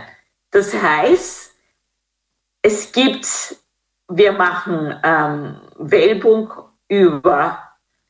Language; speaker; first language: German; non-native, fluent; Kinyarwanda